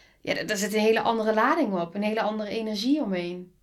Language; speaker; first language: Dutch; native; Dutch